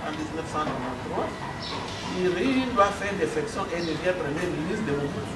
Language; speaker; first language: French; non-native, local second language; Lingala